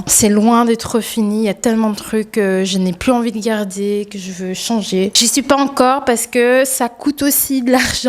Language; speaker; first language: French; native; French